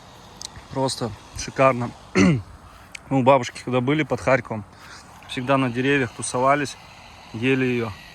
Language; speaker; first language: Russian; native; Russian